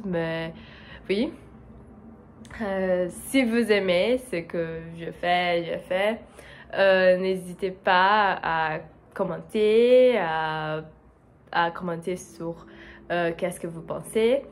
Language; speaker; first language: French; non-native, learner; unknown